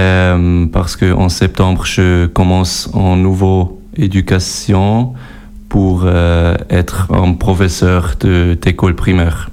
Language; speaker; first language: French; non-native, learner; German